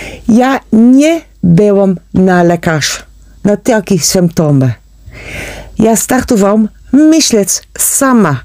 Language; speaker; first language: Polish; non-native, learner; Dutch